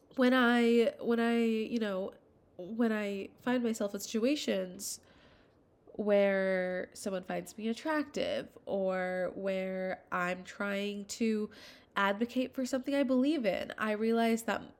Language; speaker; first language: English; early bilingual, other home language; Hindi